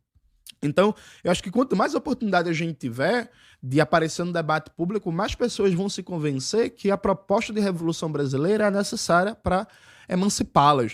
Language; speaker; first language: Portuguese; native; Portuguese